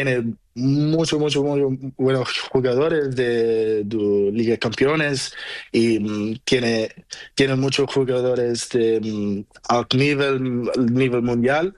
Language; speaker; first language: Spanish; non-native, learner; Portuguese